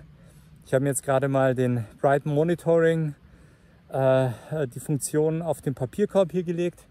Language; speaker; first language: German; native; German